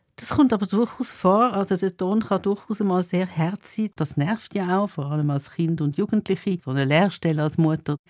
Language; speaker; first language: German; native; German